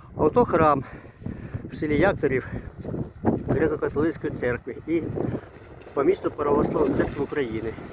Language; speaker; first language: Ukrainian; non-native, local second language; Russian